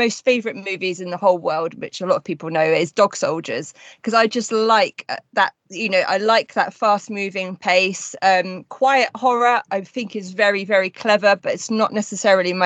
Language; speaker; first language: English; native; English